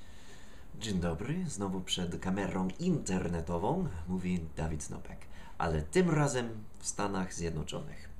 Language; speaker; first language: Polish; non-native, learner; English